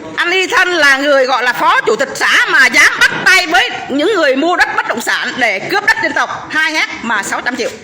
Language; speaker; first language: Vietnamese; non-native, local second language; Jarai